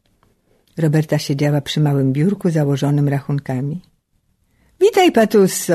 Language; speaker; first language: Polish; native; Polish